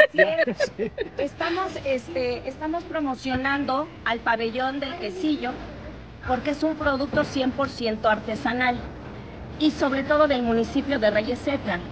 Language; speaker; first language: Spanish; native; Spanish